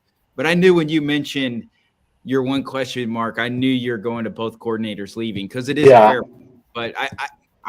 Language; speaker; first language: English; native; English